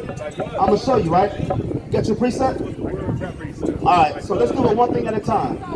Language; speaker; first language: English; native; English